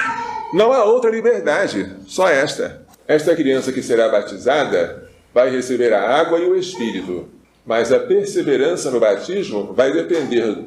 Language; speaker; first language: Portuguese; native; Portuguese